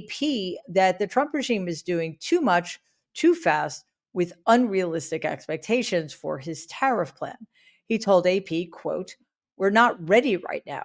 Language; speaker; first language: English; native; English